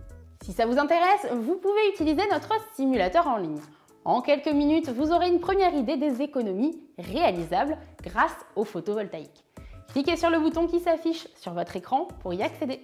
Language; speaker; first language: French; native; French